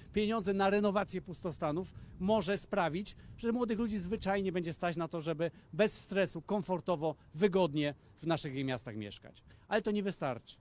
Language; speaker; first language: Polish; native; Polish